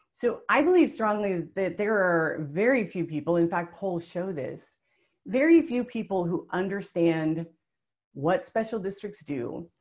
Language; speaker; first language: English; native; English